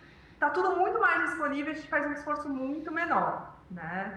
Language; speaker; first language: Portuguese; native; Portuguese